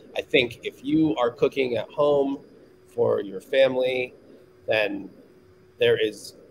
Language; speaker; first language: English; native; English